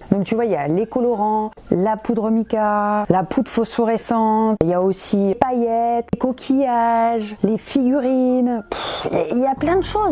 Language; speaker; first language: French; native; French